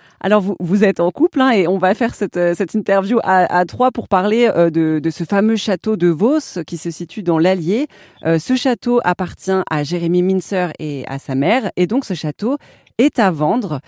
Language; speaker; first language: French; native; French